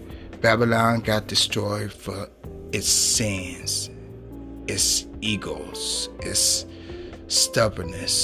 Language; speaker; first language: English; native; English